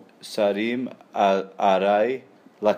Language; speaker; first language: Hebrew; non-native, learner; English